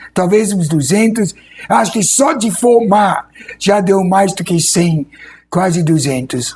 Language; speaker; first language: Portuguese; non-native, fluent; English